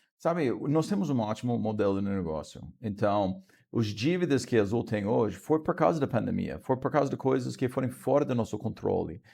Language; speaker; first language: Portuguese; non-native, fluent; English